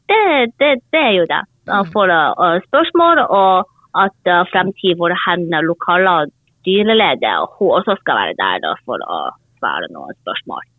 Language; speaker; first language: Norwegian; non-native, learner; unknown